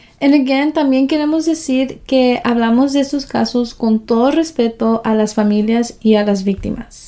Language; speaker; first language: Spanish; early bilingual, heritage; Spanish